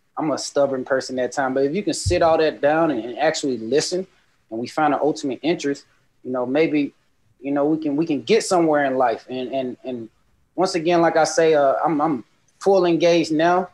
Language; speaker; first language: English; native; English